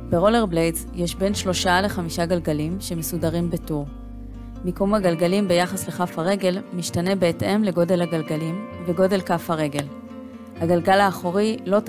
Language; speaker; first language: Hebrew; native; Hebrew